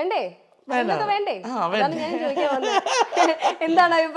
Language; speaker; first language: Malayalam; native; Malayalam